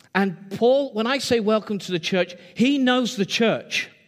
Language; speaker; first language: English; native; English